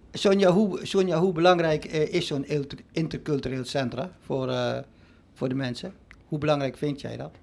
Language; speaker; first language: Dutch; native; Dutch